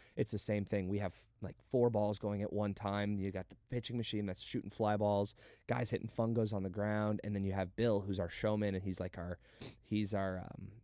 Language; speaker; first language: English; native; English